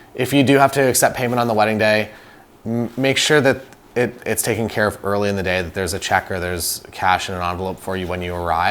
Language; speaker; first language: English; native; English